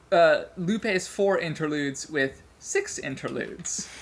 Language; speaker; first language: English; native; English